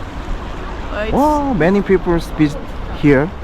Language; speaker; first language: English; non-native, learner; Korean